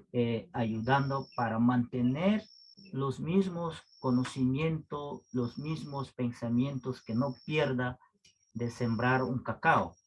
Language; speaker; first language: Spanish; non-native, local second language; Quechua